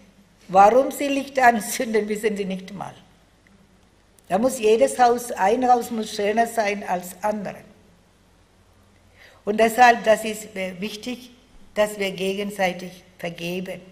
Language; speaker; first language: German; non-native, fluent; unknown